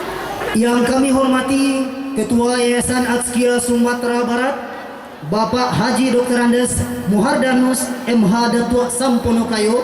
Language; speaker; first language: Indonesian; native; Indonesian